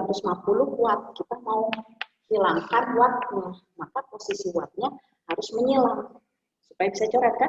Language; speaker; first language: Indonesian; native; Indonesian